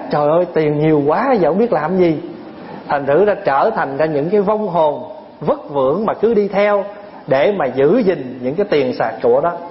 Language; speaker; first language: Vietnamese; early bilingual, other home language; English